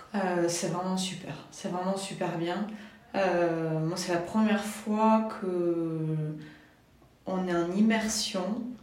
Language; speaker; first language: French; native; French